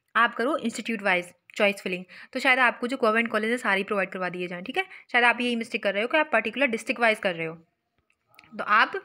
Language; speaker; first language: Hindi; native; Hindi